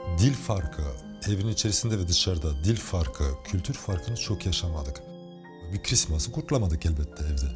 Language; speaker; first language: Turkish; early bilingual, heritage; Turkish